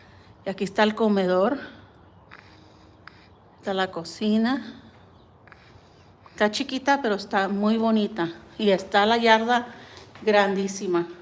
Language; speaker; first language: Spanish; early bilingual, heritage; Spanish